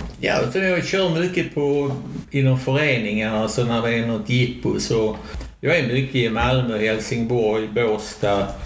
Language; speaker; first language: Swedish; native; Swedish